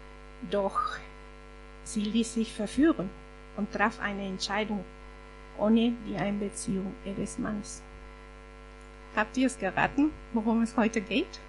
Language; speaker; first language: German; non-native, fluent; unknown